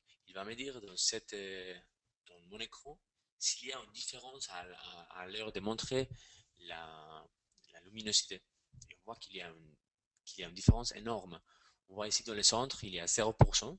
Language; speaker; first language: French; non-native, fluent; Spanish